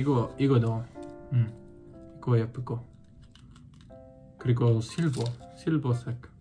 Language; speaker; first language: Korean; non-native, learner; Polish